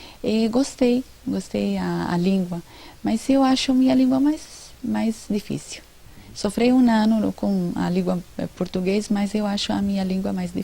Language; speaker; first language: Portuguese; non-native, learner; Arabic